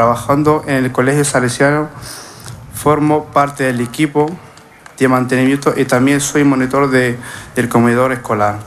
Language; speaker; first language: Spanish; non-native, fluent; Arabic